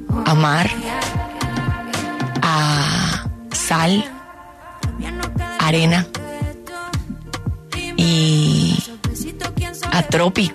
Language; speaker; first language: Spanish; native; Spanish